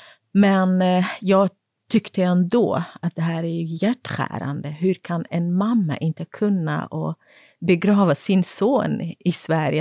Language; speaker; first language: Swedish; non-native, fluent; Kurdish